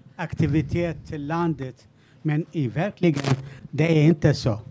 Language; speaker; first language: Swedish; non-native, learner; Arabic